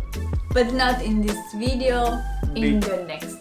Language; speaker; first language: English; non-native, learner; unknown